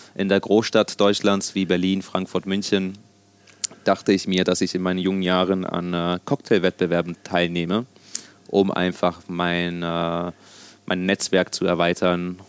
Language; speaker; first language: German; non-native, local second language; Sicilian